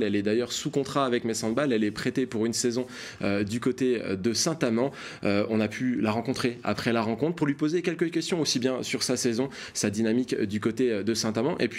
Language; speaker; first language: French; native; French